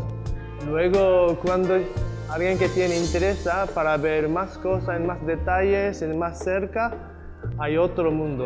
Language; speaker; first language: Spanish; non-native, learner; Japanese